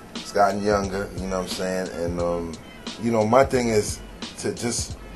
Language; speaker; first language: English; native; English